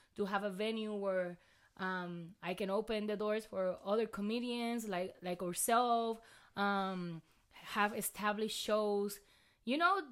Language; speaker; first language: English; non-native, fluent; Spanish